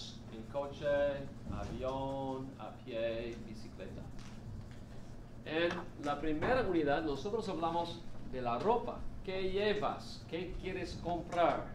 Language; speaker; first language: Spanish; non-native, fluent; English